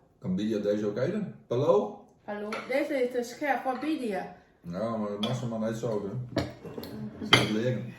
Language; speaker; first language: Dutch; non-native, learner; Thai